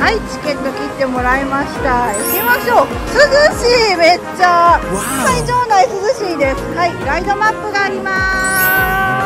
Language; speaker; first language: Japanese; native; Japanese